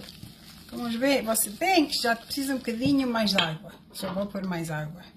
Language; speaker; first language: Portuguese; early bilingual, heritage; Portuguese